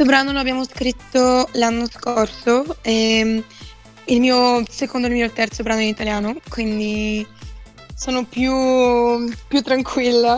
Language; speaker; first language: Italian; non-native, fluent; Bulgarian